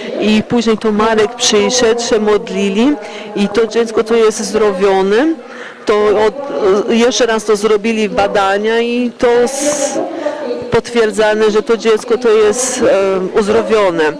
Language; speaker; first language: Polish; early bilingual, heritage; Polish